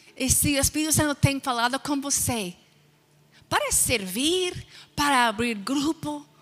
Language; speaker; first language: Portuguese; non-native, fluent; English